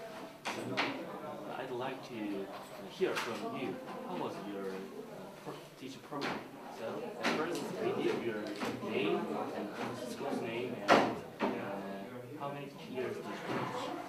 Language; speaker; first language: English; non-native, learner; Korean